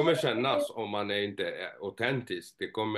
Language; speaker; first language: Swedish; non-native, fluent; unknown